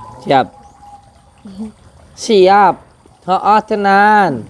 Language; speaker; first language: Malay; non-native, local second language; Javanese